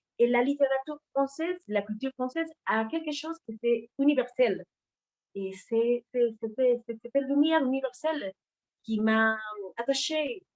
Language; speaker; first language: French; non-native, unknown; Spanish